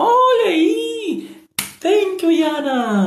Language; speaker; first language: Spanish; non-native, learner; Portuguese